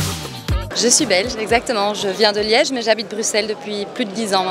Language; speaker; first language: French; native; French